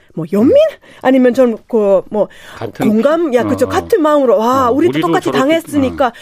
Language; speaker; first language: Korean; non-native, fluent; Finnish